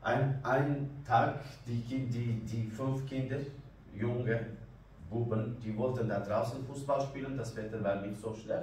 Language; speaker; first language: German; non-native, learner; Kurdish